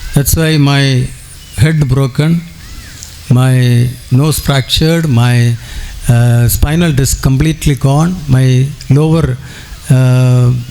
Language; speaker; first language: English; non-native, local second language; Tamil